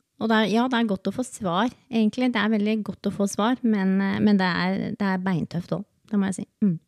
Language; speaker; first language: Norwegian; early bilingual, other home language; Spanish